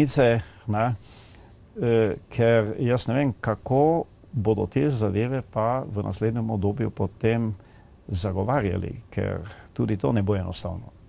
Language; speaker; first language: Slovenian; native; Slovenian